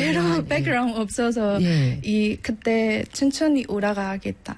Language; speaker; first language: Korean; non-native, learner; Burmese